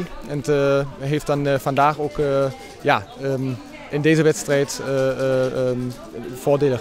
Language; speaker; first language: Dutch; non-native, fluent; German